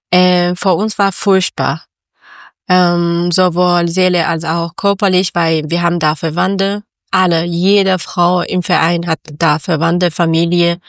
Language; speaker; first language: German; non-native, learner; Persian